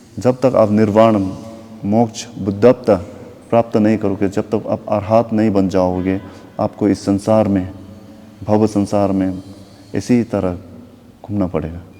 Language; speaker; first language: Hindi; non-native, local second language; Nepali